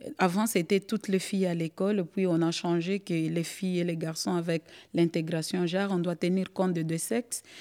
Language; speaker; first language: French; non-native, local second language; Swahili